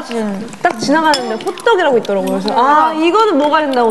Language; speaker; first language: Korean; native; Korean